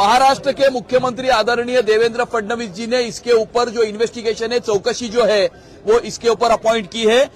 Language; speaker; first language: Hindi; non-native, local second language; Marathi